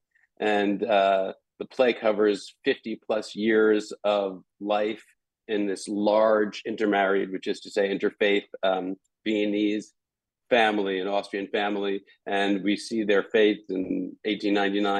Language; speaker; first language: English; native; English